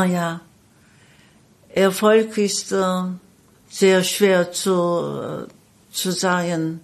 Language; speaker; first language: German; non-native, fluent; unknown